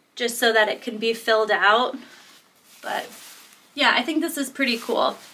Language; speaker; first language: English; native; English